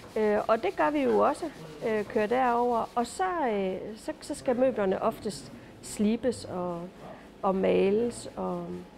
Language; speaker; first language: Danish; native; Danish